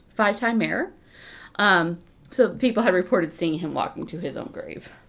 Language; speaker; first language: English; native; English